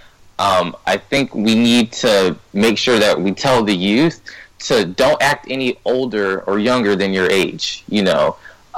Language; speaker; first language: English; native; English